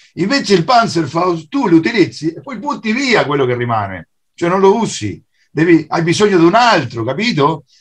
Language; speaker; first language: Italian; non-native, fluent; Spanish